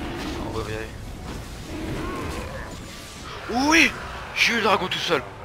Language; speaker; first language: French; native; French